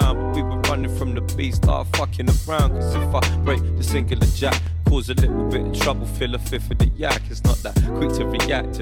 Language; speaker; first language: English; native; English